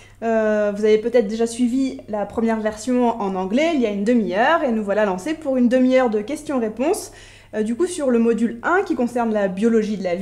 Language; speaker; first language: French; native; French